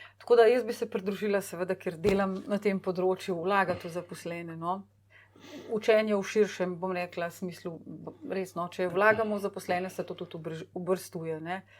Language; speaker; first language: Slovenian; native; Slovenian